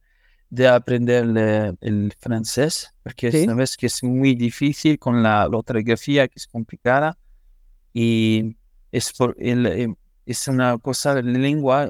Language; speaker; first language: Spanish; non-native, learner; French